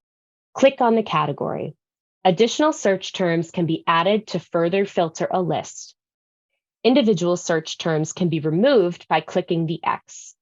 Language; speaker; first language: English; native; English